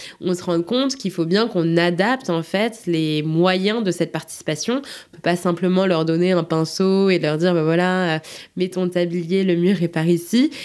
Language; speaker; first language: French; native; French